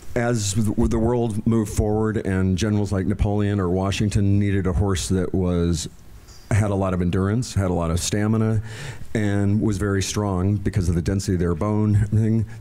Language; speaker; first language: English; native; English